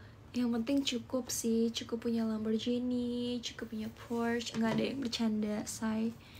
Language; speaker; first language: Indonesian; native; Indonesian